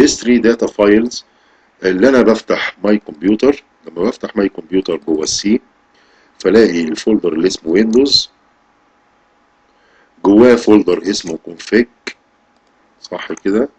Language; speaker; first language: Arabic; native; Arabic